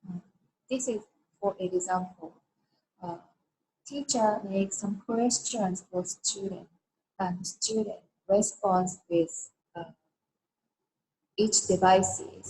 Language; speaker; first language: English; non-native, learner; Japanese